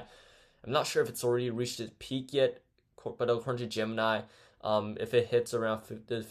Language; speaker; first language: English; non-native, fluent; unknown